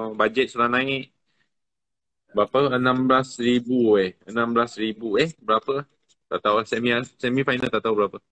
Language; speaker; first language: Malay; non-native, local second language; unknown